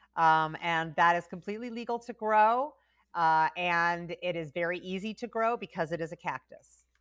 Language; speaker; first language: English; native; English